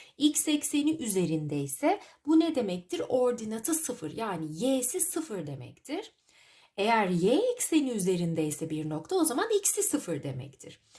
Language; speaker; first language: Turkish; native; Turkish